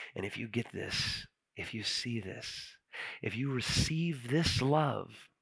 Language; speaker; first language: English; native; English